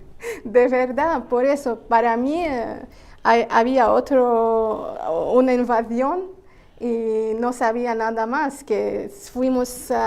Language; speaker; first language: Spanish; non-native, fluent; Arabic